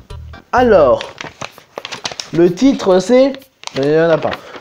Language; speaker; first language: French; native; French